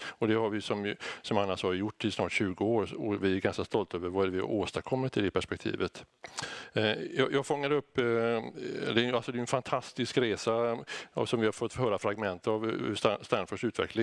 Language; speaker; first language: Swedish; native; Swedish